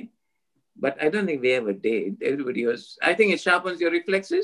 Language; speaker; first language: English; non-native, local second language; Gujarati